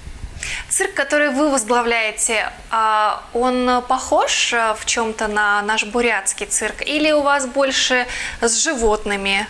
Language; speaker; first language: Russian; native; Russian